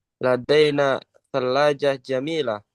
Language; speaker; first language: Arabic; non-native, learner; Indonesian